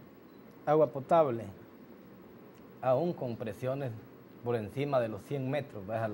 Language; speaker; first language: Spanish; native; Spanish